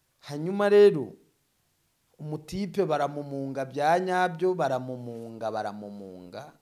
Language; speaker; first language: Kinyarwanda; native; Kinyarwanda